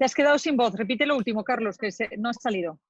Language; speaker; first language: Spanish; native; Spanish